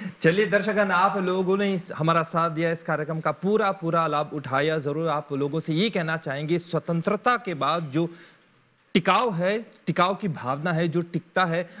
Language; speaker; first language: Hindi; non-native, local second language; Morisyen